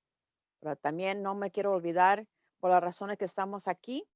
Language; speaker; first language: Spanish; early bilingual, heritage; English